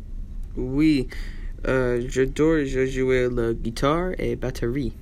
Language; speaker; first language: French; non-native, learner; English